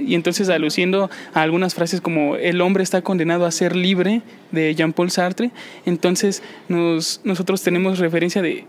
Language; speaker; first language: Spanish; native; Spanish